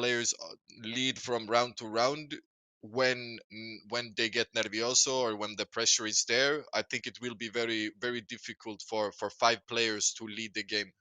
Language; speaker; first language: English; non-native, fluent; Swedish